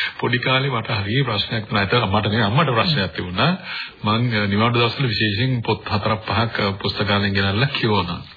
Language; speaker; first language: Sinhala; native; Sinhala